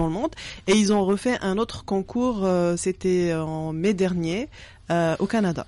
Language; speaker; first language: French; non-native, local second language; Arabic